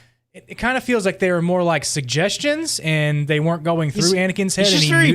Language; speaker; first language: English; native; English